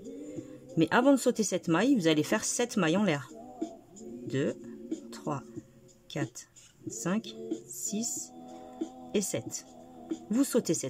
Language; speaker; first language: French; native; French